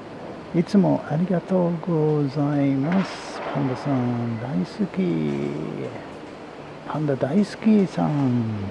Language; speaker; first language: Japanese; non-native, learner; English